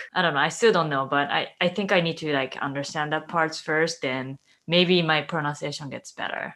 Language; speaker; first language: English; non-native, fluent; Japanese